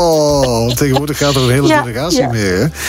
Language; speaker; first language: Dutch; native; Dutch